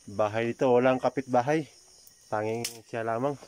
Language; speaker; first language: Filipino; non-native, local second language; Hiligaynon